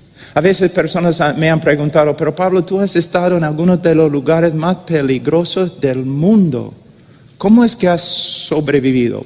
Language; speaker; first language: Spanish; non-native, fluent; English